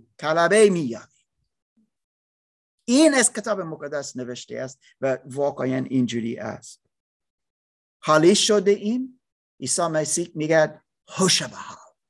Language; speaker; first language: Persian; non-native, learner; English